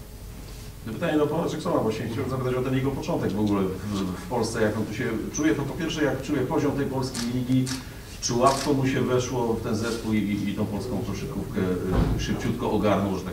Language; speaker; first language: Polish; native; Polish